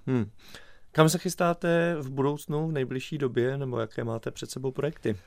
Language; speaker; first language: Czech; native; Czech